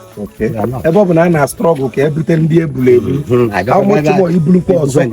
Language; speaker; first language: Igbo; native; Igbo